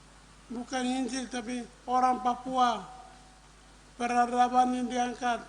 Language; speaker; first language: Indonesian; non-native, local second language; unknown